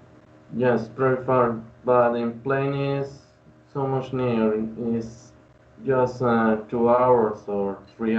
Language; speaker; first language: English; non-native, learner; Spanish